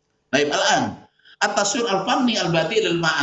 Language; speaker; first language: Arabic; non-native, fluent; Indonesian